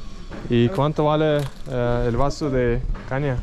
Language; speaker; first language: Spanish; non-native, learner; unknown